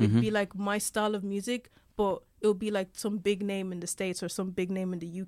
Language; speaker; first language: English; native; English